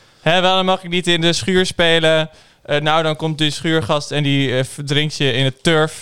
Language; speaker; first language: Dutch; native; Dutch